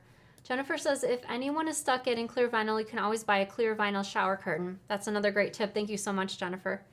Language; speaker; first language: English; native; English